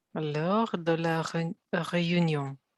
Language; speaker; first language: French; non-native, learner; Russian